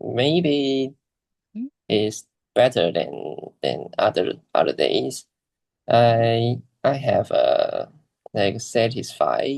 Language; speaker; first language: English; non-native, learner; Chinese